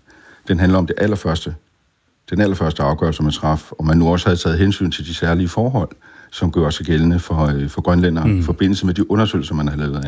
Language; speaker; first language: Danish; native; Danish